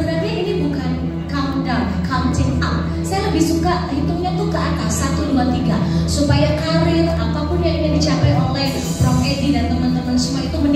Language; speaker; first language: Indonesian; native; Indonesian